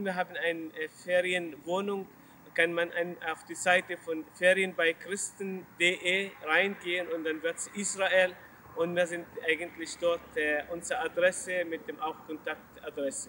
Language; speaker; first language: German; non-native, learner; Arabic